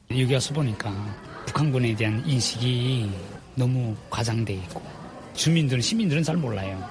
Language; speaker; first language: Korean; native; Korean